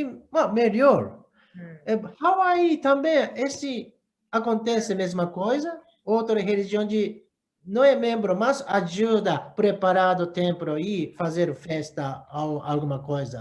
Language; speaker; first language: Portuguese; non-native, learner; Japanese